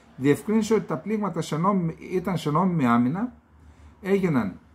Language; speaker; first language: Greek; native; Greek